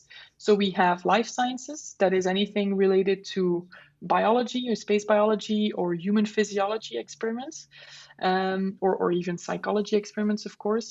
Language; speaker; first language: English; non-native, fluent; Dutch